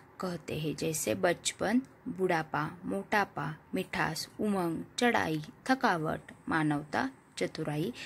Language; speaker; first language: Hindi; non-native, local second language; Marathi